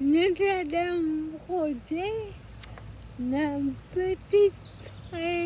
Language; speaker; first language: French; non-native, learner; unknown